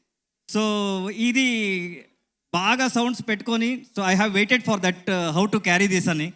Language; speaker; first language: Telugu; non-native, learner; Kannada